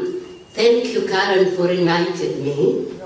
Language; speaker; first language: English; non-native, learner; Bosnian